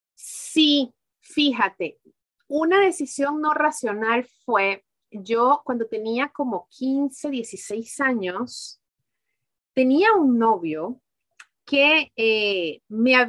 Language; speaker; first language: Spanish; native; Spanish